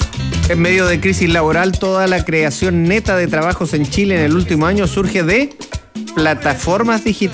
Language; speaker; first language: Spanish; native; Spanish